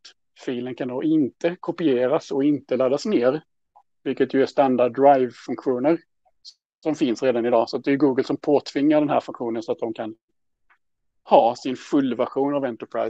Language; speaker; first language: Swedish; native; Swedish